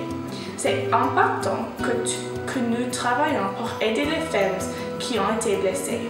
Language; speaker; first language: French; non-native, learner; English